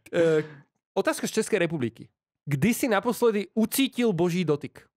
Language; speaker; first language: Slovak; native; Slovak